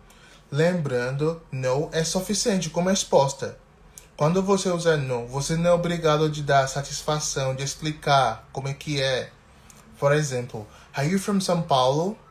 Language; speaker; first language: Portuguese; non-native, fluent; English